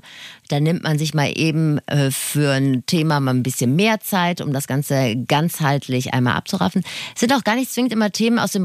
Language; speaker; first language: German; native; German